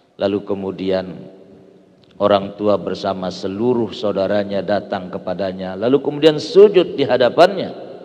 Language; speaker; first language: Indonesian; non-native, local second language; Sasak